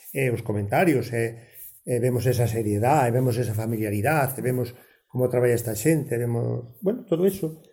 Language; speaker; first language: Galician; native; Galician